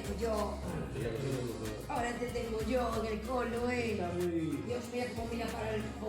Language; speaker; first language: Spanish; non-native, learner; Thai